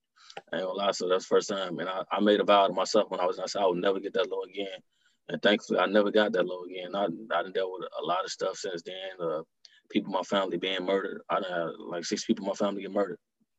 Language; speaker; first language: English; native; English